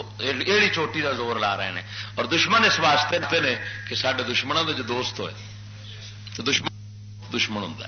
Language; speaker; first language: Urdu; native; Urdu